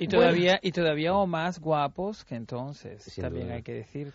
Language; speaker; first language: Spanish; native; Spanish